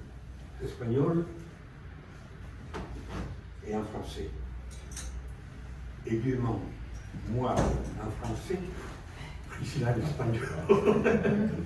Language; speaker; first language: French; non-native, fluent; Spanish